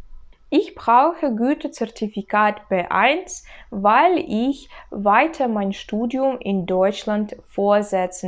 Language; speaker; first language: German; non-native, learner; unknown